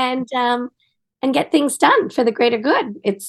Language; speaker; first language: English; native; English